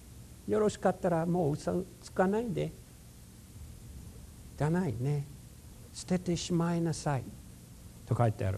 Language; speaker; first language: Japanese; non-native, fluent; English